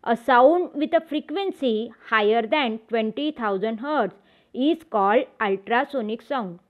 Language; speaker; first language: English; non-native, local second language; Marathi